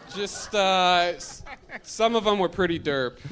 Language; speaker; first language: English; native; English